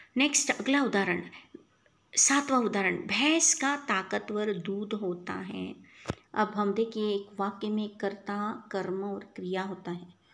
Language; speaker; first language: Hindi; non-native, local second language; Kannada